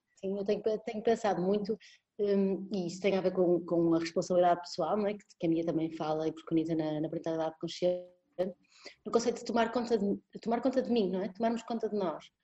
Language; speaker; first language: Portuguese; native; Portuguese